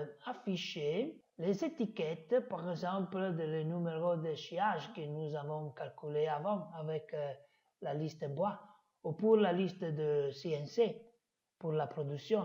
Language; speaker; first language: French; non-native, fluent; Italian